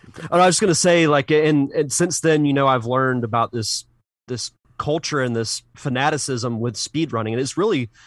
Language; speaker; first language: English; native; English